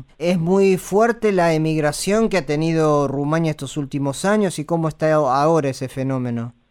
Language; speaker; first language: Spanish; native; Spanish